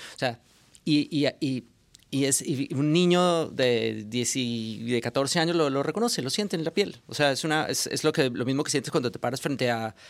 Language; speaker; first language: Spanish; native; Spanish